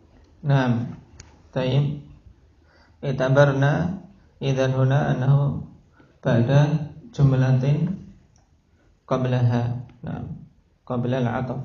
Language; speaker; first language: Arabic; non-native, fluent; Indonesian